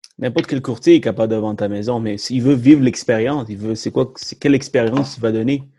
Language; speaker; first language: French; early bilingual, other home language; Tamil